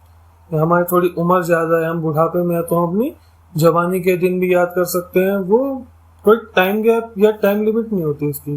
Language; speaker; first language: Hindi; native; Hindi